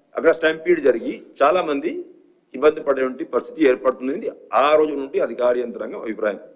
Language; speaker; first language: Telugu; non-native, fluent; Hindi